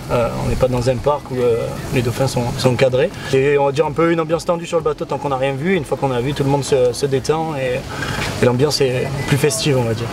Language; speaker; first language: French; native; French